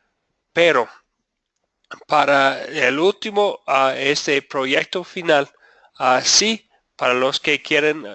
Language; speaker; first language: Spanish; non-native, fluent; English